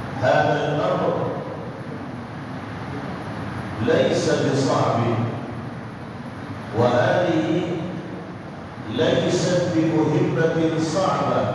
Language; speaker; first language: Arabic; non-native, fluent; Urdu